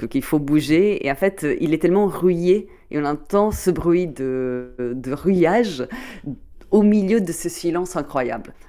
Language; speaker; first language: French; non-native, fluent; Italian